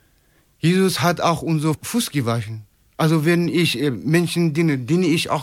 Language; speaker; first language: German; non-native, fluent; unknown